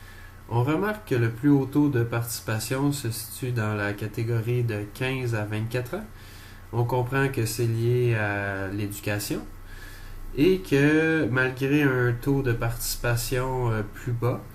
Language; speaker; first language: French; native; French